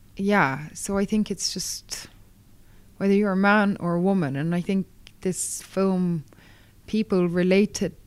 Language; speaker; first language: English; native; English